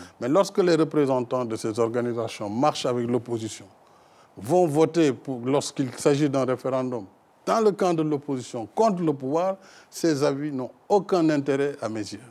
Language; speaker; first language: French; non-native, local second language; Fula